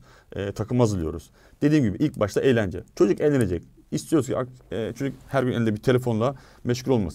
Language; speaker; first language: Turkish; native; Turkish